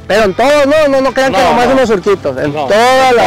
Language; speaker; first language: Spanish; native; Spanish